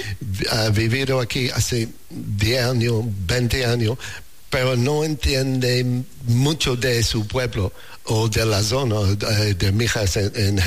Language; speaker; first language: Spanish; non-native, learner; English